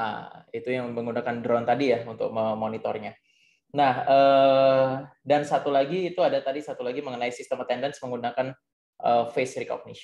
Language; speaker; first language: Indonesian; native; Indonesian